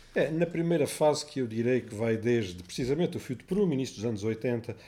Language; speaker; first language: Portuguese; native; Portuguese